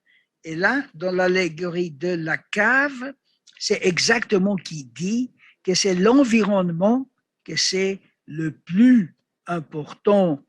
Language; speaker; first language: French; non-native, learner; Greek